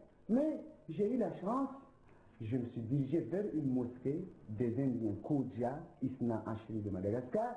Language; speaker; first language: French; non-native, local second language; Ngazidja Comorian